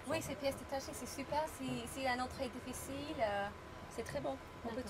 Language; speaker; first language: French; non-native, learner; English